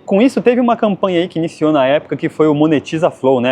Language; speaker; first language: Portuguese; native; Portuguese